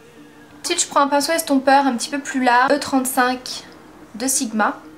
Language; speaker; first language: French; native; French